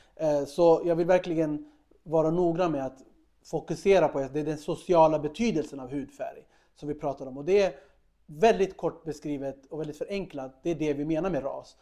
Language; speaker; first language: Swedish; early bilingual, other home language; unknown